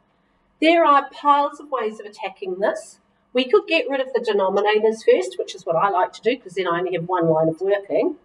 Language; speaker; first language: English; native; English